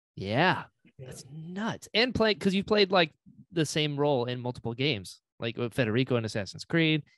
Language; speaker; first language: English; native; English